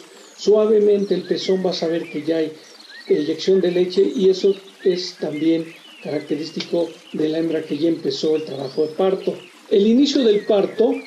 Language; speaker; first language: Spanish; native; Spanish